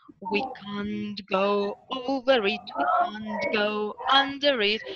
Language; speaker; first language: English; non-native, fluent; Russian